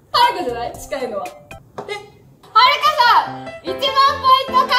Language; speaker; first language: Japanese; native; Japanese